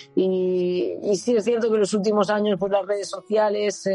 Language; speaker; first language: Spanish; native; Spanish